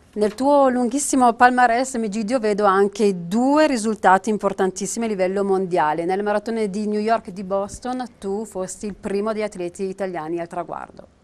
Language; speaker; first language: Italian; native; Italian